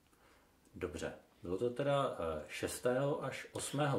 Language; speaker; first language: Czech; native; Czech